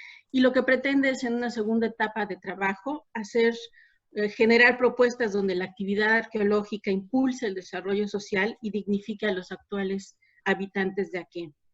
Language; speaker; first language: Spanish; native; Spanish